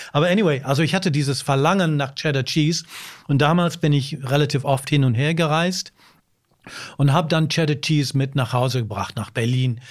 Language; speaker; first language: German; non-native, fluent; English